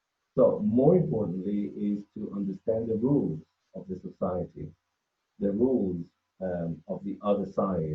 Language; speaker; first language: English; non-native, fluent; Spanish